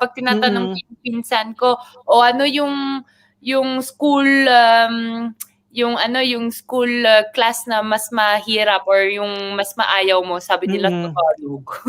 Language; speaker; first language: Filipino; early bilingual, heritage; French